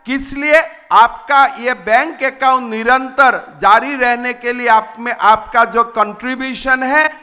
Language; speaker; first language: Hindi; non-native, local second language; Assamese